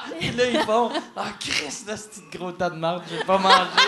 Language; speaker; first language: French; native; French